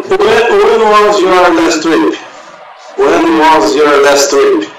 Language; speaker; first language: English; non-native, learner; Portuguese